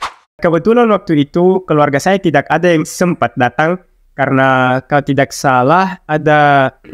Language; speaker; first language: Indonesian; non-native, local second language; Arabic